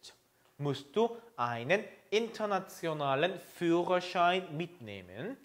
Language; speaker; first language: German; non-native, fluent; Korean